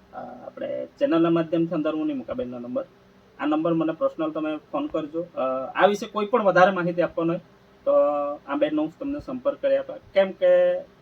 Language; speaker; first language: Gujarati; non-native, local second language; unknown